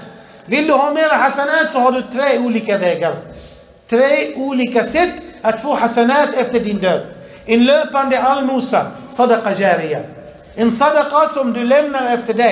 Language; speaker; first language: Swedish; early bilingual, other home language; Arabic